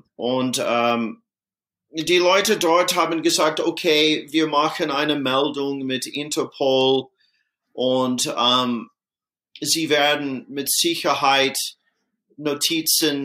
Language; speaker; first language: German; non-native, fluent; English